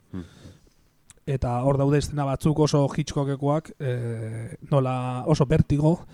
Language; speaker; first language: Basque; native; Basque